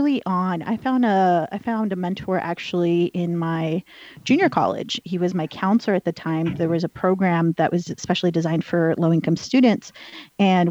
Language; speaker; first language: English; early bilingual, other home language; Spanish